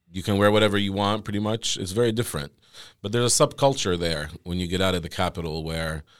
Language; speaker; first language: English; non-native, fluent; Arabic